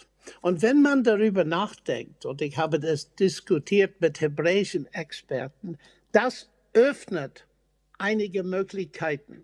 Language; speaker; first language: German; non-native, fluent; English